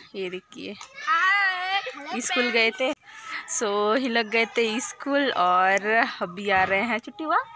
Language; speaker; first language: Hindi; native; Hindi